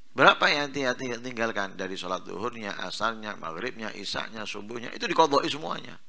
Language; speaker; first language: Indonesian; non-native, local second language; Javanese